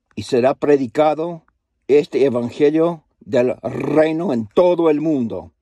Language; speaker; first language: Spanish; non-native, learner; English